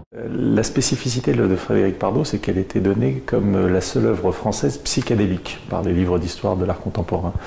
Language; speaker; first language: French; native; French